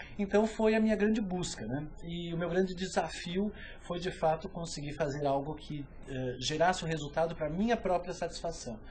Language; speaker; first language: Portuguese; native; Portuguese